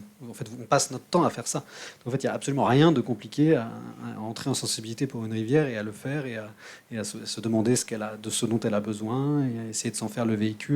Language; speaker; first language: French; native; French